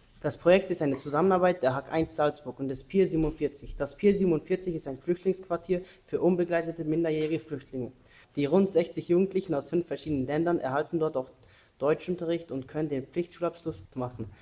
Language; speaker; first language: German; native; German